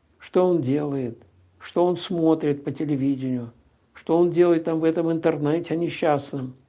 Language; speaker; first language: Russian; native; Russian